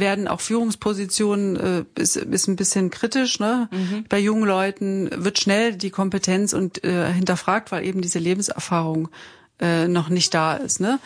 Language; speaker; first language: German; native; German